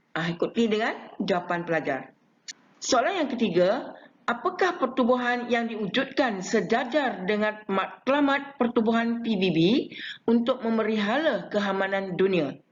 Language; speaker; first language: Malay; non-native, local second language; Chinese